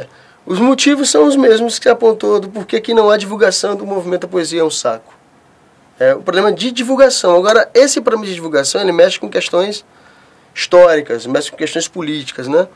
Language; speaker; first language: Portuguese; native; Portuguese